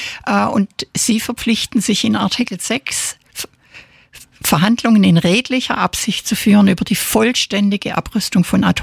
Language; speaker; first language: German; native; German